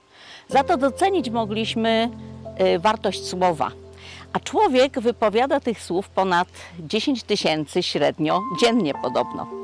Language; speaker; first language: Polish; native; Polish